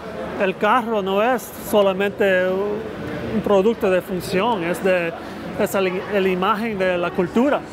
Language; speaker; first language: Spanish; early bilingual, heritage; Spanish